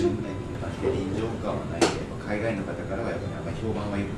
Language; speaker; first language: Japanese; native; Japanese